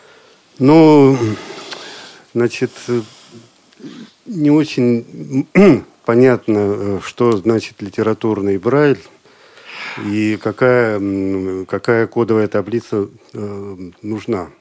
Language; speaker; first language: Russian; native; Russian